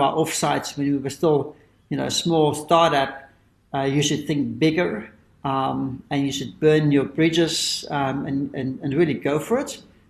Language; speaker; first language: English; native; English